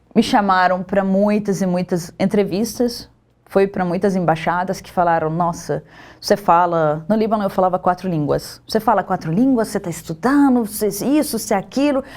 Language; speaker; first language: Portuguese; non-native, fluent; Arabic